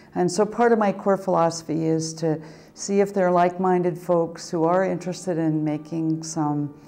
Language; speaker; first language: English; native; English